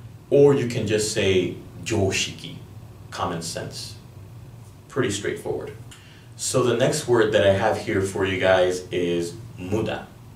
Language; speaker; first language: English; early bilingual, other home language; Spanish